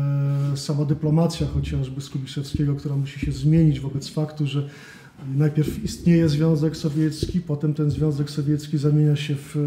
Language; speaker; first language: Polish; native; Polish